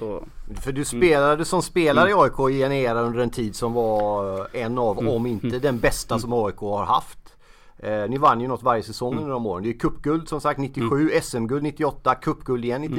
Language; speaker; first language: Swedish; native; Swedish